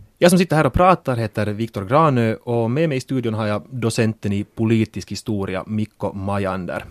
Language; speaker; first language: Swedish; native; Swedish